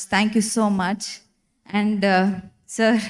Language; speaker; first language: Telugu; non-native, learner; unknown